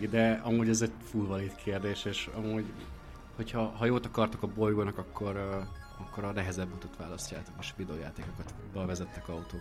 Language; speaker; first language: Hungarian; native; Hungarian